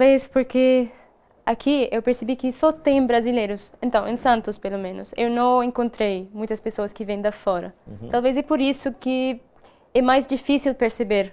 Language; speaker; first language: Portuguese; non-native, fluent; Arabic